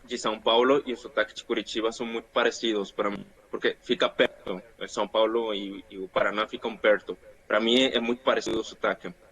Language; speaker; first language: Portuguese; non-native, fluent; Spanish